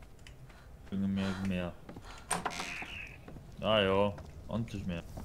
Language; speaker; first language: German; non-native, learner; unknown